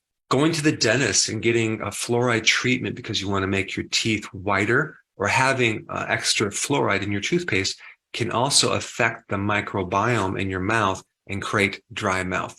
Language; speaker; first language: English; native; English